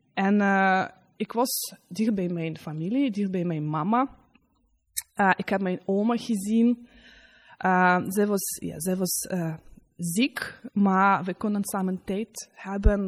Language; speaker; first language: Dutch; non-native, learner; Russian